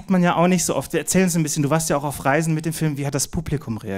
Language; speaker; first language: German; native; German